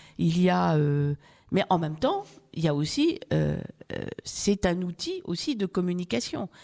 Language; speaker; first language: French; native; French